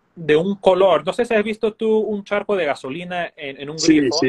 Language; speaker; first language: Spanish; early bilingual, heritage; Spanish